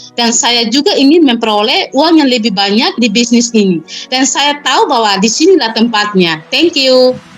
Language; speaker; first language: Indonesian; non-native, local second language; Tetum